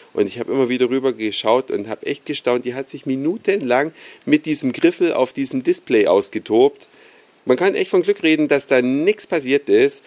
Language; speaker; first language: German; native; German